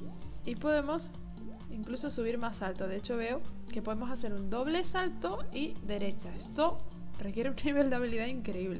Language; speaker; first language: Spanish; native; Spanish